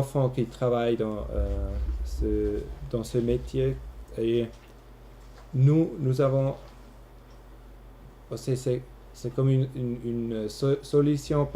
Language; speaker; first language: French; non-native, local second language; German